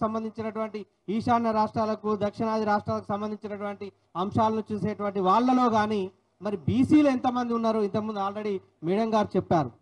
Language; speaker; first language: Telugu; native; Telugu